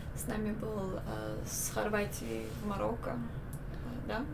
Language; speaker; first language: Russian; non-native, local second language; Armenian